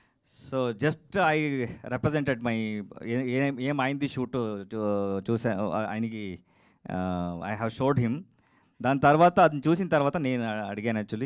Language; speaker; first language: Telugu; non-native, learner; Kannada